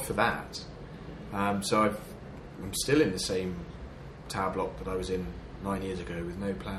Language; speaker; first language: English; native; English